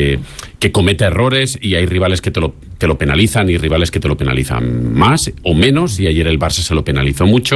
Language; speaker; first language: Spanish; native; Spanish